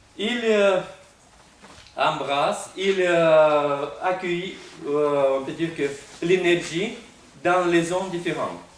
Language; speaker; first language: French; non-native, fluent; Russian